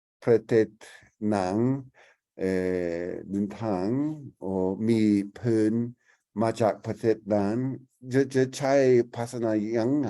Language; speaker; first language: Thai; non-native, learner; English